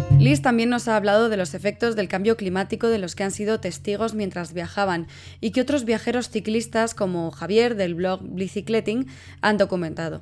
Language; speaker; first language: Spanish; native; Spanish